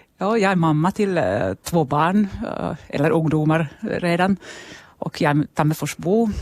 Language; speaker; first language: Swedish; non-native, local second language; Finnish